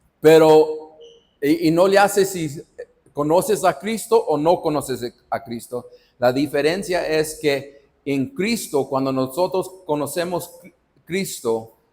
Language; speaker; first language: Spanish; non-native, fluent; English